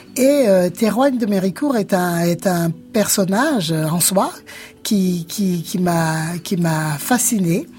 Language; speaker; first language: French; native; French